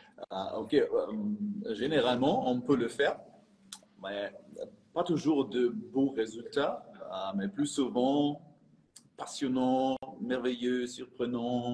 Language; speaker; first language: French; non-native, fluent; German